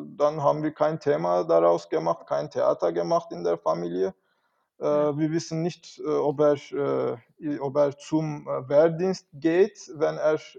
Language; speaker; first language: German; non-native, fluent; Turkish